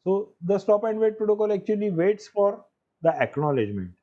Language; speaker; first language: English; non-native, local second language; Marathi